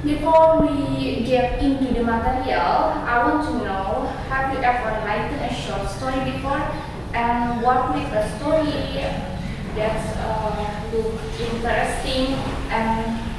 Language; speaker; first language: English; non-native, learner; Indonesian